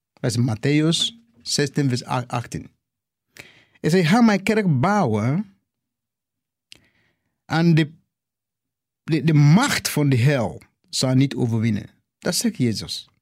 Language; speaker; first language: Dutch; non-native, fluent; English